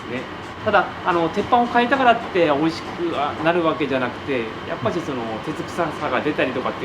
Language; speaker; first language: Japanese; native; Japanese